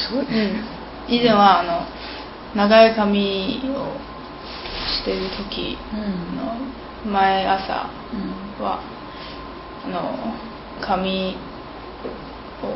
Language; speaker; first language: Japanese; non-native, learner; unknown